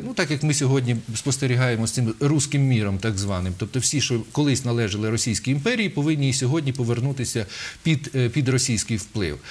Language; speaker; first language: Ukrainian; native; Ukrainian